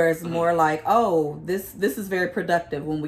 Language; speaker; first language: English; native; English